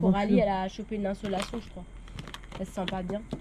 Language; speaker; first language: French; native; French